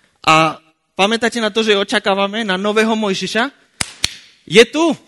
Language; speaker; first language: Slovak; non-native, fluent; Spanish